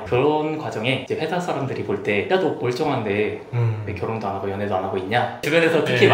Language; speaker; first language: Korean; native; Korean